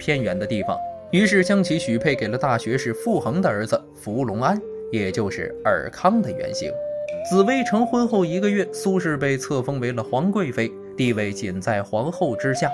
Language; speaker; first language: Chinese; native; Chinese